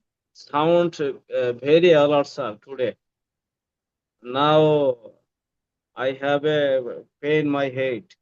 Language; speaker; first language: English; non-native, learner; Bangla